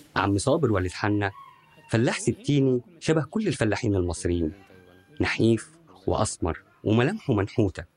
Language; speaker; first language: Arabic; native; Arabic